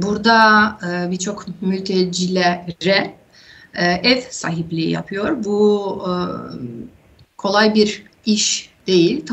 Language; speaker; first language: Turkish; non-native, fluent; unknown